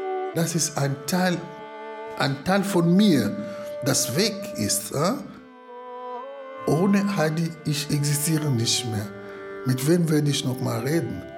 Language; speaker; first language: German; non-native, fluent; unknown